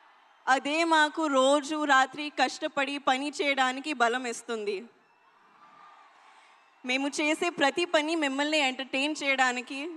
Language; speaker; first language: Telugu; non-native, learner; Hindi